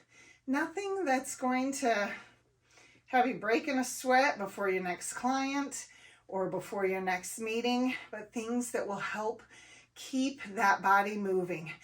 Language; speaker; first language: English; native; English